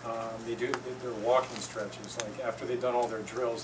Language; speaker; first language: English; native; English